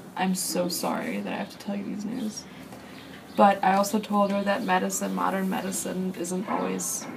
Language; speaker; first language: English; early bilingual, other home language; German